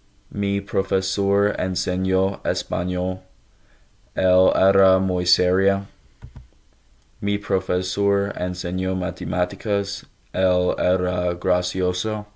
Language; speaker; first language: Spanish; non-native, learner; English